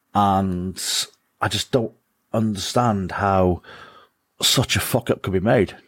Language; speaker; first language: English; native; English